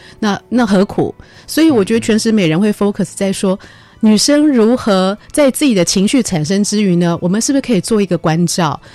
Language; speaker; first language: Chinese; early bilingual, heritage; Chinese